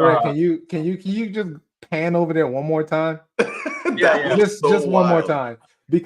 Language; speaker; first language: English; native; English